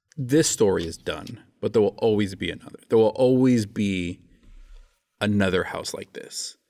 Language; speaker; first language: English; native; English